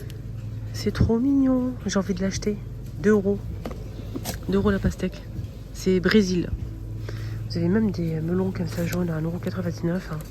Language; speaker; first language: French; native; French